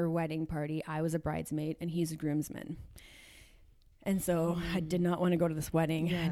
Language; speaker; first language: English; native; English